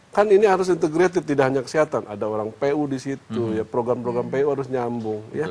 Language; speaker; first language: Indonesian; native; Indonesian